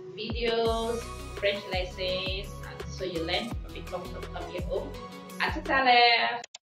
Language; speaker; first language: English; non-native, local second language; Yoruba